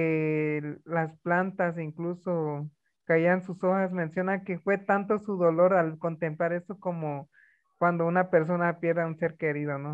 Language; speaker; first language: Spanish; native; Spanish